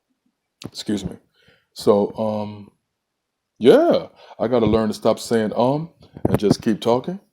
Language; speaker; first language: English; native; English